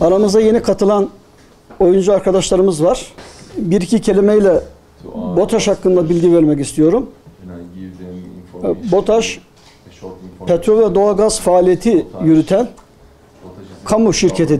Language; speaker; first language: Turkish; native; Turkish